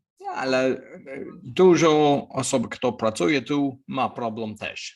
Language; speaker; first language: Polish; non-native, learner; English